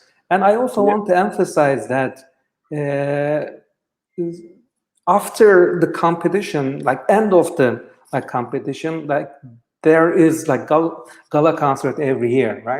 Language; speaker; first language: English; non-native, fluent; Turkish